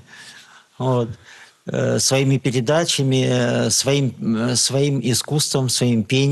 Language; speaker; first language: Russian; native; Russian